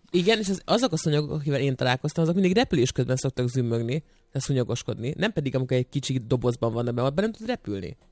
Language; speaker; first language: Hungarian; native; Hungarian